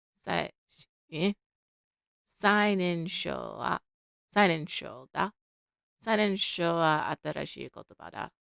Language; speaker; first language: Japanese; non-native, learner; English